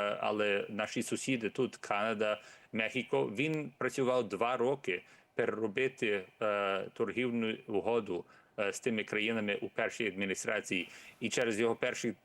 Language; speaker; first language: Ukrainian; early bilingual, heritage; Ukrainian